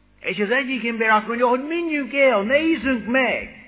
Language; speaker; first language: Hungarian; non-native, fluent; English